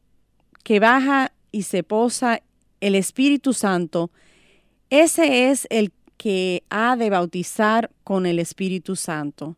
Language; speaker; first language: Spanish; native; Spanish